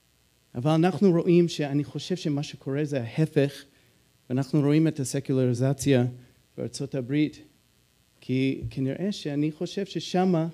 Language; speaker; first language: Hebrew; non-native, fluent; English